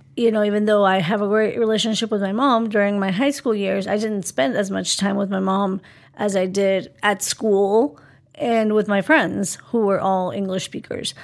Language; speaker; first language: English; early bilingual, other home language; Spanish